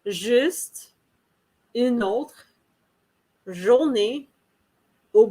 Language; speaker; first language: French; non-native, learner; English